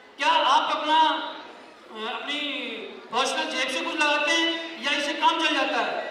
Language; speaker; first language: Hindi; native; Hindi